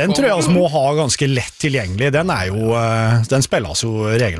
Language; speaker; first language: Norwegian; native; Norwegian